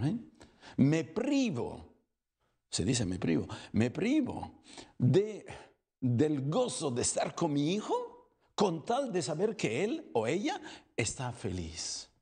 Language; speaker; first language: Spanish; non-native, fluent; Italian